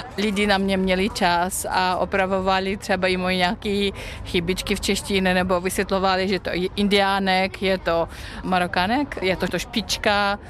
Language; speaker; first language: Czech; non-native, fluent; Belarusian